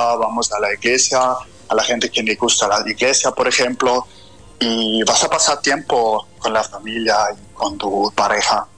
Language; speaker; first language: Spanish; non-native, fluent; German